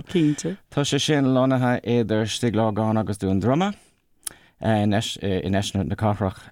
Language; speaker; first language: Irish; non-native, local second language; English